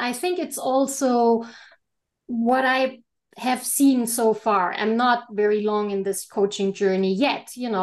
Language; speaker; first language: English; non-native, fluent; German